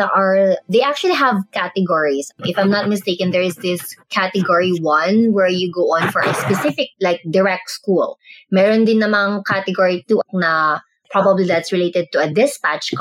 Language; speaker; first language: English; non-native, local second language; Cebuano